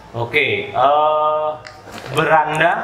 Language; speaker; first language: Indonesian; native; Indonesian